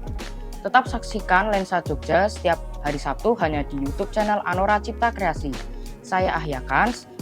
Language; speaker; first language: Indonesian; native; Indonesian